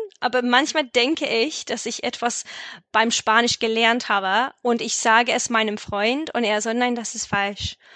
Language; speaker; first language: German; non-native, fluent; English